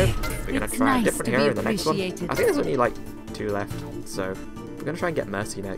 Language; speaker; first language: English; native; English